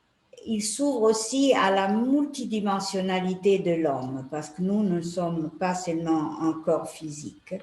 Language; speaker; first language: French; non-native, fluent; Italian